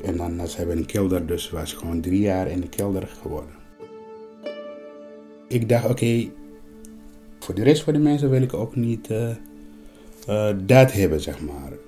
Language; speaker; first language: Dutch; non-native, learner; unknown